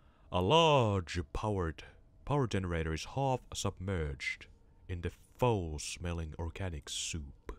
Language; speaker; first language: English; non-native, fluent; Finnish